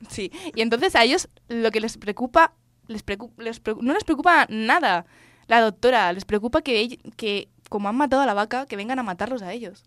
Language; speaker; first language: Spanish; native; Spanish